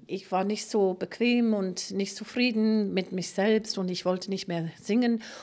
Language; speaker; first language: German; non-native, fluent; English